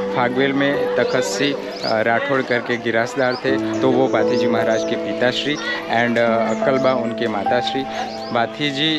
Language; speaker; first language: Hindi; non-native, local second language; Gujarati